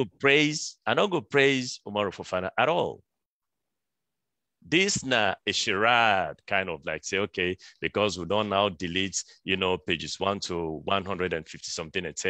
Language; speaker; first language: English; non-native, local second language; Krio